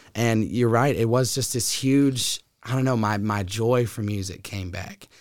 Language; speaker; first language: English; native; English